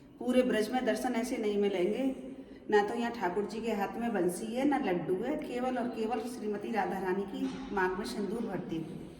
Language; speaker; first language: Hindi; native; Hindi